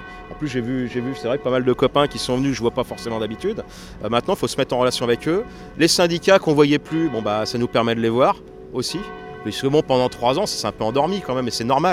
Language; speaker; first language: French; native; French